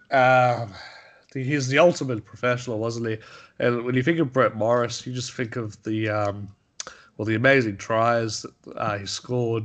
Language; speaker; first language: English; native; English